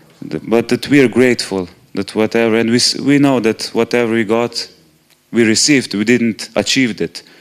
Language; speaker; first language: English; non-native, fluent; Slovenian